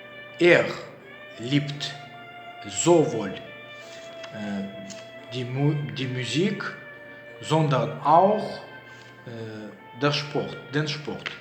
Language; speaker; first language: German; non-native, learner; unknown